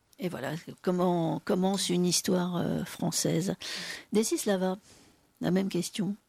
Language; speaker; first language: French; native; French